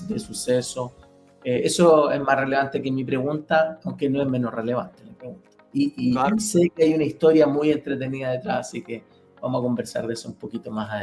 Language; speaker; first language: Spanish; native; Spanish